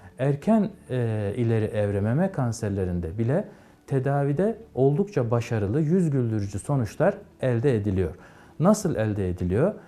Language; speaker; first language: Turkish; native; Turkish